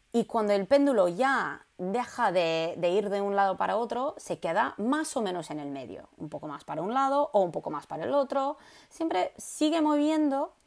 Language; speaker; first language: Spanish; non-native, fluent; English